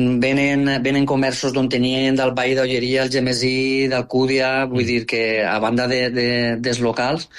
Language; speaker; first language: Catalan; native; Catalan